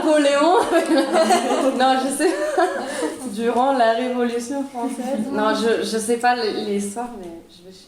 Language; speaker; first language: French; early bilingual, other home language; Italian